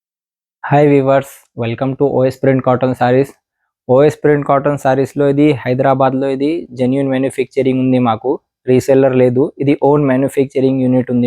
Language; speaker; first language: Telugu; non-native, local second language; Urdu